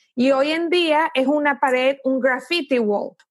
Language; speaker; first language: Spanish; native; Spanish